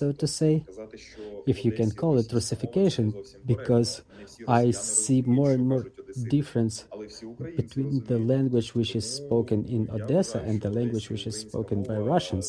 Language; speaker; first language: English; non-native, fluent; Russian